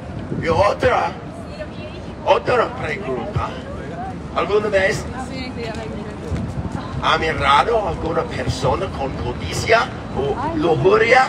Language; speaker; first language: Spanish; non-native, learner; English